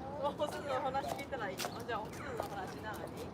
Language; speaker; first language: Japanese; native; Japanese